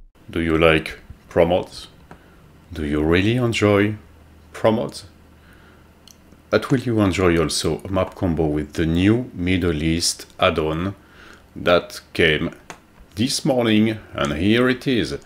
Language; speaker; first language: English; non-native, fluent; French